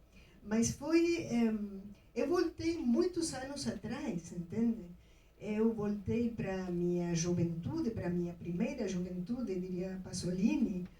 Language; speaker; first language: Portuguese; non-native, fluent; Spanish